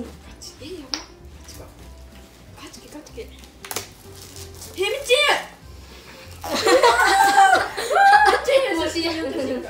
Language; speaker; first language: Japanese; native; Japanese